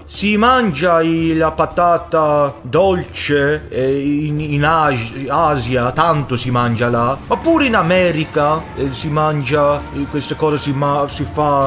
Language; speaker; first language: Italian; non-native, learner; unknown